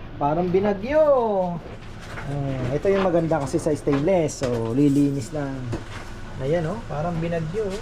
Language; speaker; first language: Filipino; native; Filipino